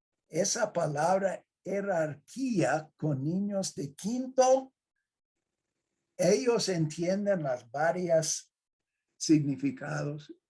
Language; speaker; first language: Spanish; non-native, fluent; English